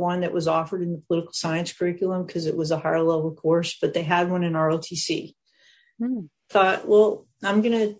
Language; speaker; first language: English; native; English